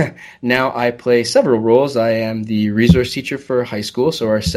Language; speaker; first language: English; native; English